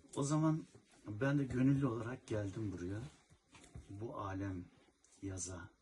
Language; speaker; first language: Turkish; native; Turkish